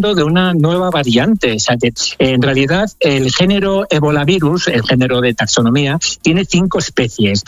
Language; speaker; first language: Spanish; native; Spanish